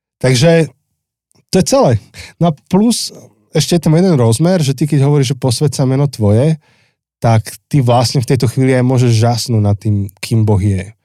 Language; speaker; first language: Slovak; native; Slovak